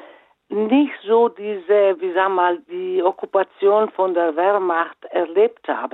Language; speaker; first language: German; non-native, fluent; Italian